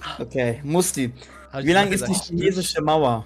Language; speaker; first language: German; native; German